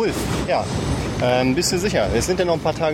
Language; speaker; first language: German; native; German